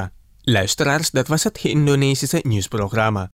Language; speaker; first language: Dutch; non-native, fluent; Indonesian